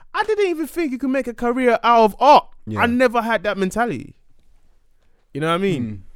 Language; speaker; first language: English; non-native, local second language; Akan